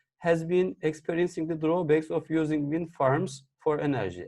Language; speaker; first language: English; non-native, fluent; Turkish